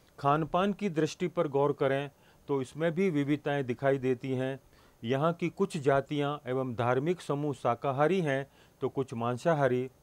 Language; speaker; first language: Hindi; native; Hindi